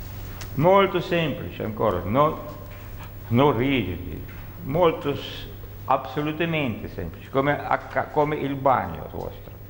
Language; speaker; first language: Italian; non-native, learner; Russian